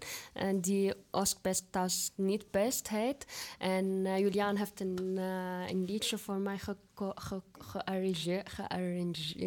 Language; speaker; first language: Dutch; non-native, fluent; Arabic